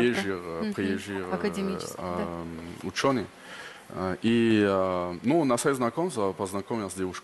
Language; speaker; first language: Russian; non-native, learner; French